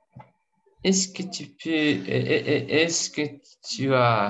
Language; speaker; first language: French; non-native, fluent; Russian